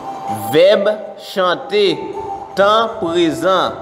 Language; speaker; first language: French; non-native, local second language; Haitian Creole